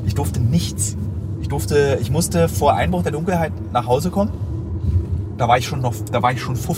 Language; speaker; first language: German; native; German